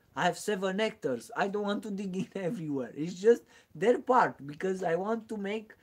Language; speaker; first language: English; non-native, learner; Romanian